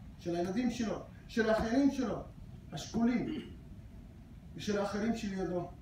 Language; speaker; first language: Hebrew; non-native, local second language; Arabic